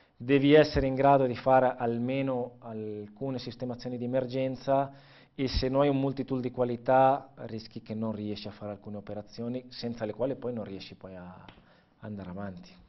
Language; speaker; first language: Italian; non-native, fluent; Catalan